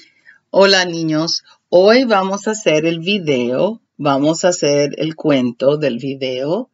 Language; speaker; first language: Spanish; early bilingual, heritage; Spanish